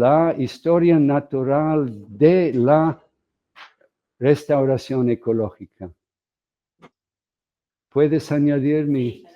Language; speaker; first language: Spanish; non-native, fluent; English